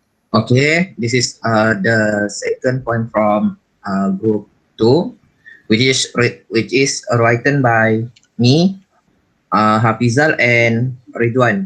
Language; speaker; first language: English; non-native, learner; Malay